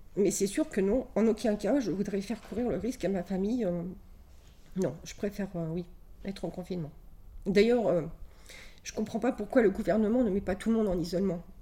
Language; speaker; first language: French; native; French